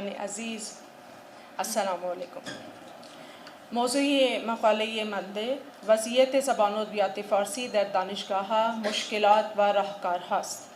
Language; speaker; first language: Persian; non-native, fluent; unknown